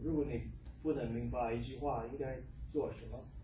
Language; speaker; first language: Chinese; non-native, fluent; English